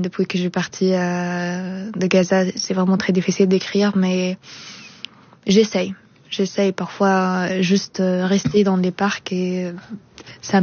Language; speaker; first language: French; non-native, fluent; Arabic